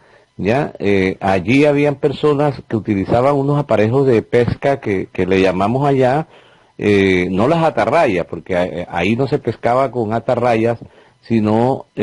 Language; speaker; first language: Spanish; native; Spanish